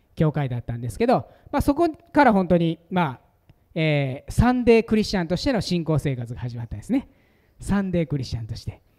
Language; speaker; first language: Japanese; native; Japanese